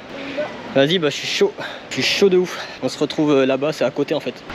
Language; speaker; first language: French; native; French